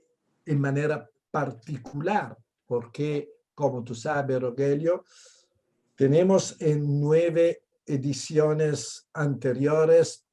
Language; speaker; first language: Spanish; non-native, fluent; Italian